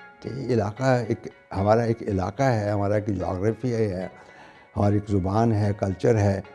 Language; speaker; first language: Urdu; non-native, local second language; Punjabi